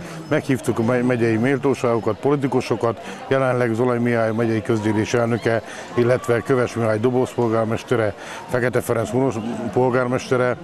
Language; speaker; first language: Hungarian; native; Hungarian